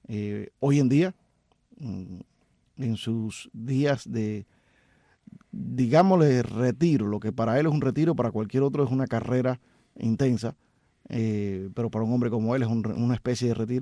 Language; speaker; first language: Spanish; native; Spanish